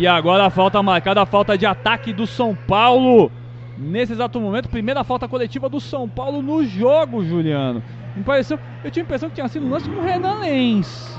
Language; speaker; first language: Portuguese; native; Portuguese